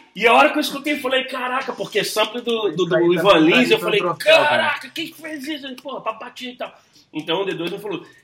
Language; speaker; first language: Portuguese; early bilingual, heritage; English